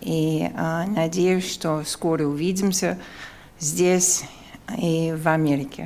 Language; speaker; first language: Russian; non-native, fluent; English